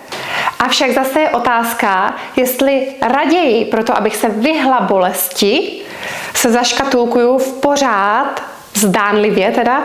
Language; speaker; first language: Czech; native; Czech